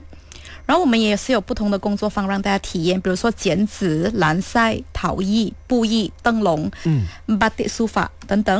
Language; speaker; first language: Chinese; native; Chinese